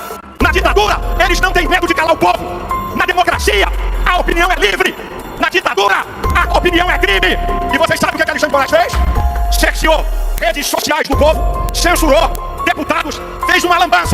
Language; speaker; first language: Portuguese; native; Portuguese